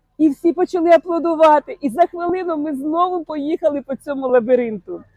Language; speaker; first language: Ukrainian; native; Ukrainian